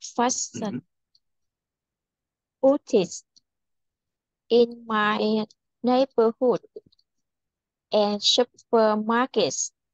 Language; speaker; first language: English; non-native, learner; Vietnamese